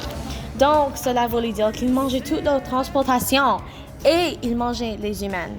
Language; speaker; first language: French; non-native, local second language; English